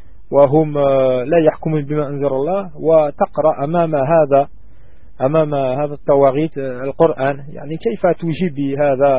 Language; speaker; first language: Arabic; non-native, learner; French